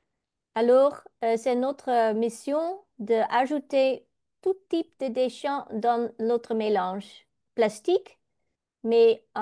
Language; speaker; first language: French; non-native, learner; Dutch